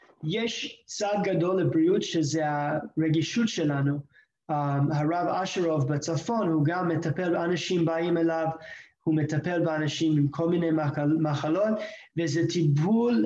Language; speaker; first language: Hebrew; non-native, fluent; English